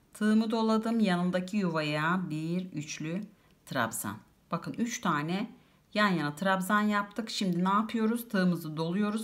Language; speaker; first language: Turkish; native; Turkish